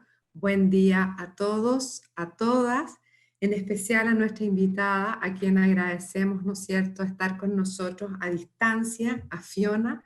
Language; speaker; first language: Spanish; native; Spanish